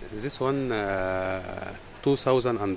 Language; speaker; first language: English; non-native, learner; Arabic